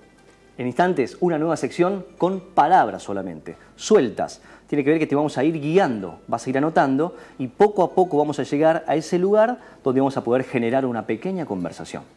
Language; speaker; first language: Spanish; native; Spanish